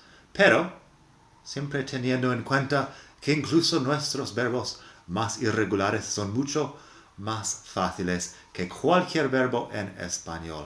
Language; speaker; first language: Spanish; non-native, fluent; English